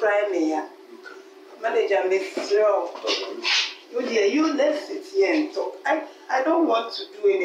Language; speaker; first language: English; non-native, local second language; Akan